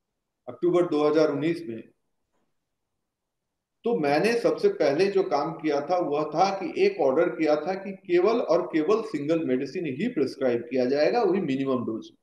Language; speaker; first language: Hindi; native; Hindi